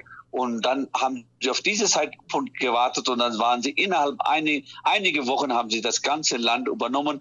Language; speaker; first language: German; non-native, fluent; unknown